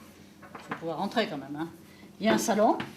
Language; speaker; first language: French; native; French